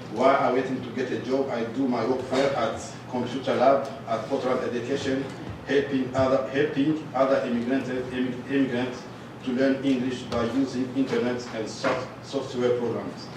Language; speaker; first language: English; non-native, learner; Rundi